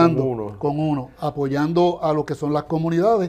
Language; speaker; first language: Spanish; native; Spanish